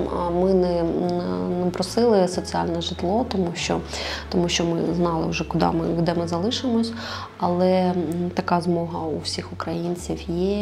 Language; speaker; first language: Ukrainian; non-native, local second language; Russian